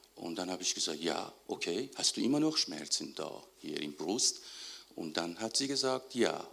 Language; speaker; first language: German; non-native, fluent; Persian